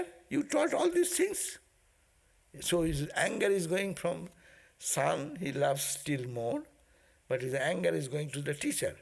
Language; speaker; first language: English; non-native, local second language; Bangla